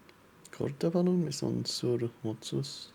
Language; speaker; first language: Estonian; non-native, learner; English